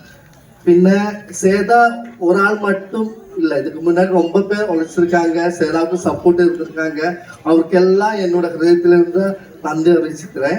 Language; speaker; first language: Tamil; non-native, learner; Malayalam